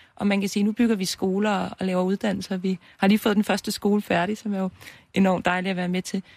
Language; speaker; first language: Danish; native; Danish